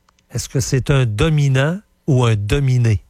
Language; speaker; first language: French; native; French